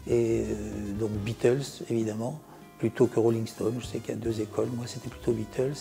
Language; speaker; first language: French; native; French